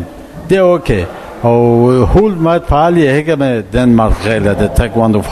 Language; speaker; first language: Danish; non-native, learner; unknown